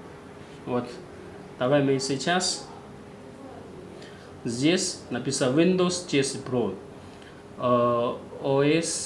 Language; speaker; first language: Russian; non-native, learner; Chinese